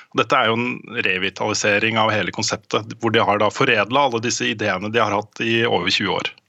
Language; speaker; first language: Norwegian; native; Norwegian